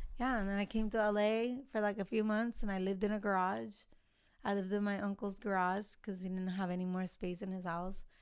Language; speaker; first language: English; early bilingual, other home language; Spanish